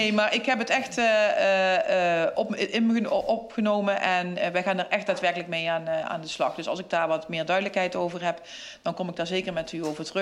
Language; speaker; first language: Dutch; native; Dutch